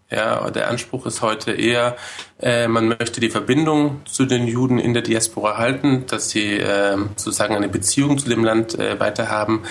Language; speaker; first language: German; early bilingual, other home language; Hebrew